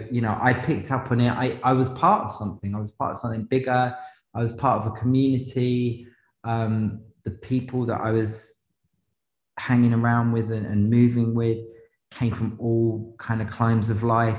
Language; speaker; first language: English; native; English